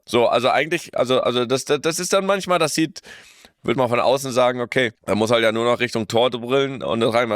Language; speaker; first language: German; native; German